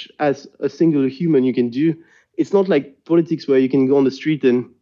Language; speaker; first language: English; non-native, fluent; French